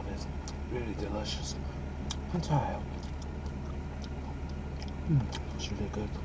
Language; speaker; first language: English; non-native, fluent; Dutch